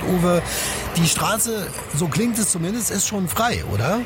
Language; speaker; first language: German; native; German